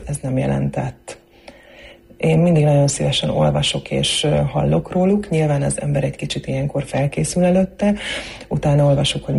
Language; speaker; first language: Hungarian; non-native, local second language; Croatian